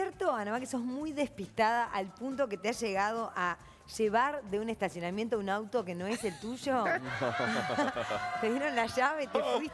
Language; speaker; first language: Spanish; native; Spanish